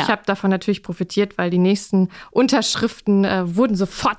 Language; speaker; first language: German; native; German